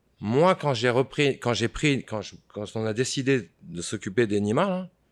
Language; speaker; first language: French; native; French